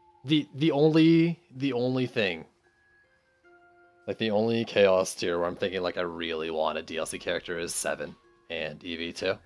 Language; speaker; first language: English; native; English